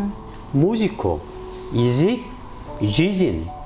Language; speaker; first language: Russian; non-native, learner; Korean